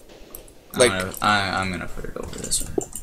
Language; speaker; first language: English; native; English